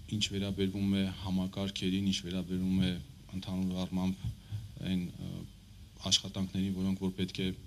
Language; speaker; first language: Armenian; native; Armenian